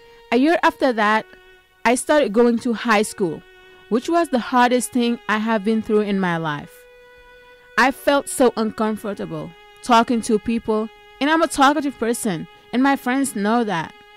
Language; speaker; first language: English; non-native, fluent; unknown